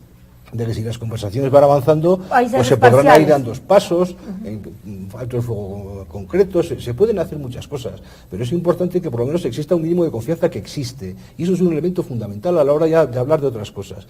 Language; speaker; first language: Spanish; native; Spanish